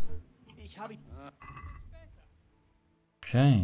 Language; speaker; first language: German; native; German